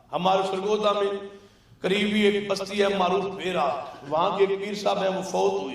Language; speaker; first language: Urdu; non-native, local second language; Punjabi